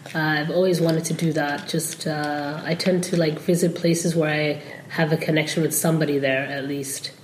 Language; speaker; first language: English; non-native, fluent; Somali